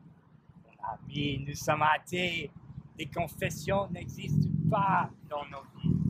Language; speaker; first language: French; non-native, learner; English